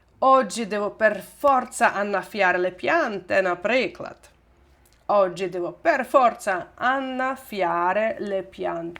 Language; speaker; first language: Italian; non-native, fluent; Ukrainian